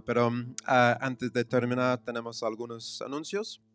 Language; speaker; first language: Spanish; non-native, fluent; English